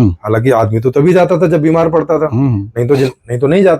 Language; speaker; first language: Hindi; native; Hindi